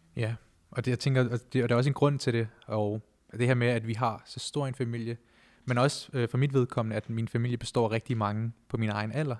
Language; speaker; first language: Danish; early bilingual, other home language; Punjabi